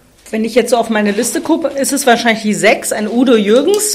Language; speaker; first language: German; native; German